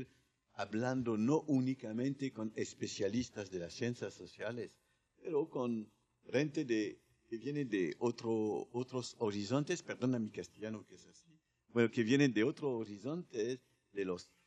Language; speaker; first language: Spanish; non-native, learner; French